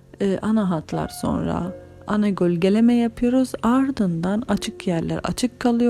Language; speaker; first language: Turkish; non-native, fluent; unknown